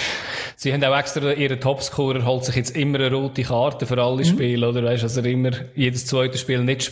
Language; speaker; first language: German; native; German